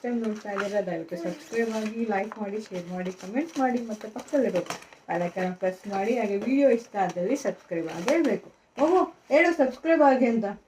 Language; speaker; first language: Kannada; non-native, local second language; Telugu